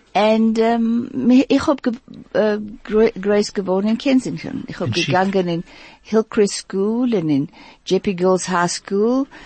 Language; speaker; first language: Yiddish; early bilingual, heritage; Yiddish